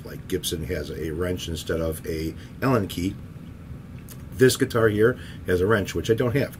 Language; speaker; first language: English; native; English